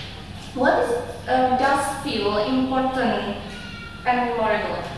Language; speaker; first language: English; non-native, learner; Indonesian